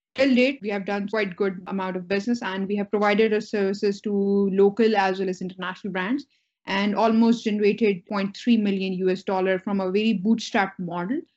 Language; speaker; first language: English; non-native, local second language; Urdu